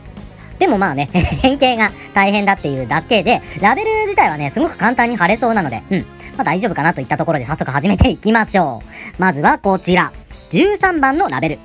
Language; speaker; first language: Japanese; native; Japanese